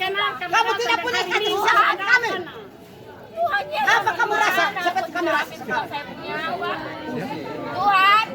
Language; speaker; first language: Indonesian; non-native, local second language; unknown